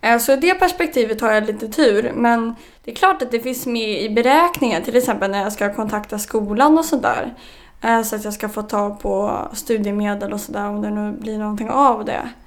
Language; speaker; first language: Swedish; native; Swedish